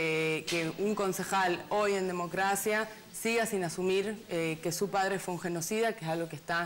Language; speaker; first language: Spanish; native; Spanish